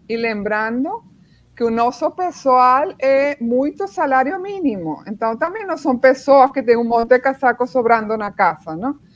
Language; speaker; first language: Portuguese; non-native, fluent; Spanish